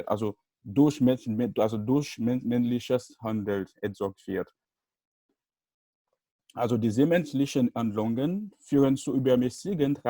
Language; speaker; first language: German; non-native, learner; Haitian Creole